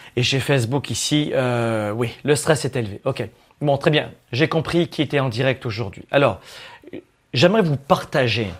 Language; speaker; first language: French; native; French